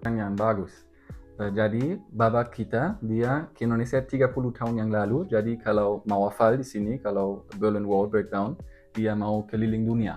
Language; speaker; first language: Indonesian; non-native, learner; German